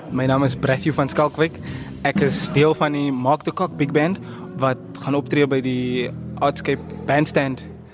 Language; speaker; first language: Afrikaans; non-native, learner; English